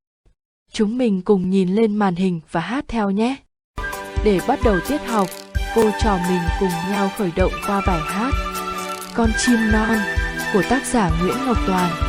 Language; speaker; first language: Vietnamese; native; Vietnamese